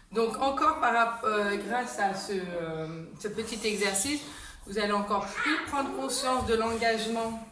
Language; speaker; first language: French; native; French